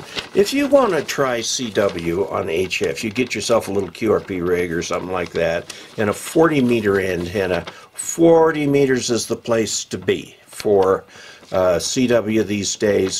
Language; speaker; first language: English; native; English